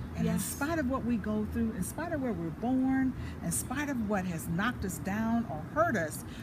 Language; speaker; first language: English; native; English